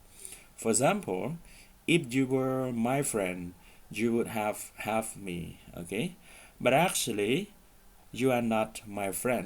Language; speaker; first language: English; non-native, fluent; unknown